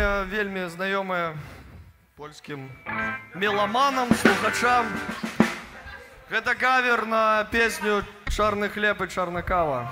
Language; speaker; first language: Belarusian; non-native, local second language; Russian